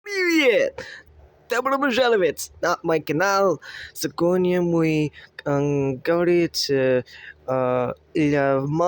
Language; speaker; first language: Russian; non-native, learner; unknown